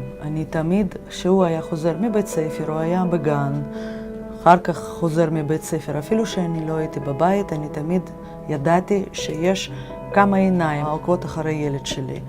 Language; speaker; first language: Hebrew; non-native, fluent; Russian